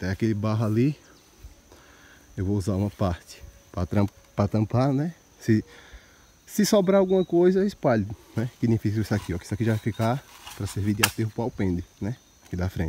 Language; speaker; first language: Portuguese; native; Portuguese